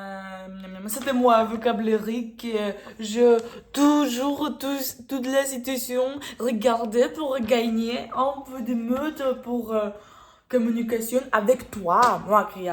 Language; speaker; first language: French; non-native, learner; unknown